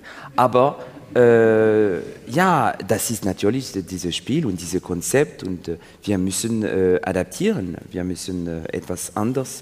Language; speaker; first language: German; non-native, learner; French